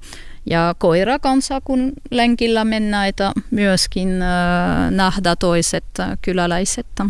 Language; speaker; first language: Finnish; non-native, learner; French